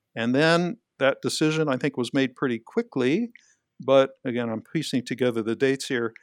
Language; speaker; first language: English; native; English